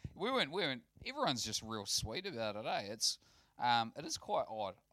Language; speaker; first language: English; native; English